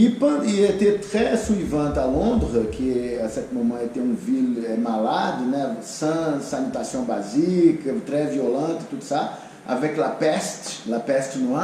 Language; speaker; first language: French; non-native, learner; Portuguese